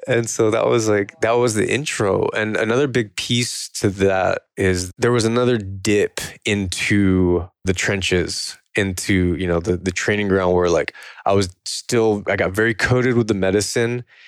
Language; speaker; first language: English; native; English